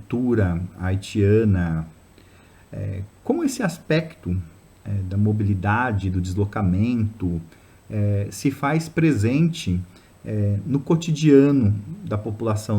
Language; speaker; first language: Portuguese; native; Portuguese